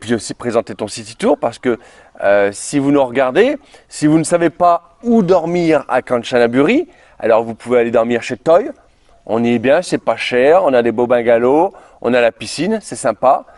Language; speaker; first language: French; native; French